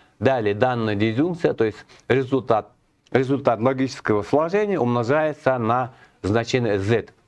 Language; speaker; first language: Russian; non-native, local second language; Kazakh